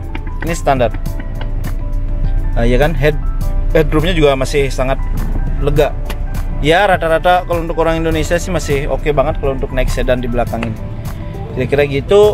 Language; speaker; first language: Indonesian; native; Indonesian